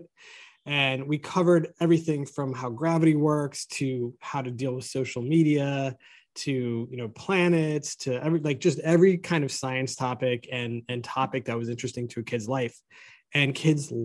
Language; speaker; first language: English; native; English